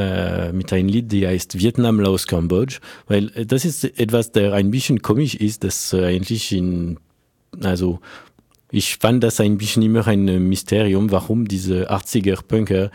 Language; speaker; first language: German; non-native, fluent; French